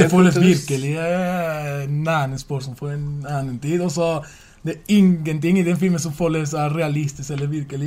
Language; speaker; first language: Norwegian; non-native, learner; Swedish